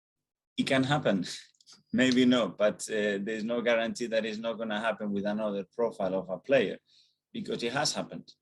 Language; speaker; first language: English; non-native, fluent; Spanish